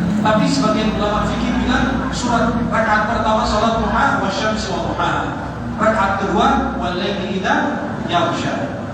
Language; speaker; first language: Indonesian; non-native, fluent; Arabic